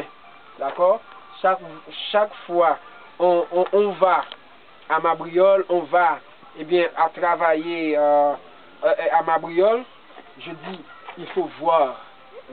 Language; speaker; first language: French; non-native, local second language; Haitian Creole